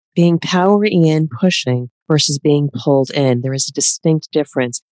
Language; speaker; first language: English; native; English